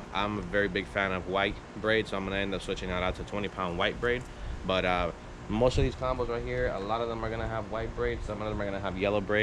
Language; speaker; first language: English; native; English